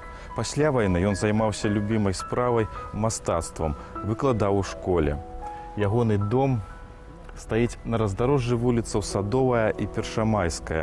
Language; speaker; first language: Belarusian; native; Belarusian